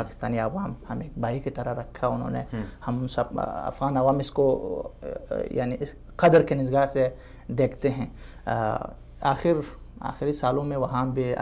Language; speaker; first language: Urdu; non-native, fluent; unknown